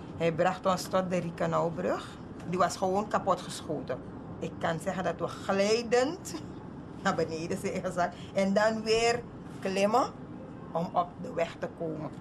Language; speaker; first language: Dutch; non-native, local second language; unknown